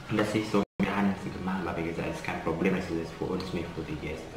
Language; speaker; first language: German; non-native, fluent; Indonesian